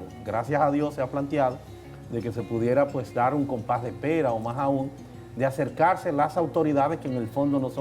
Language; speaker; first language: Spanish; native; Spanish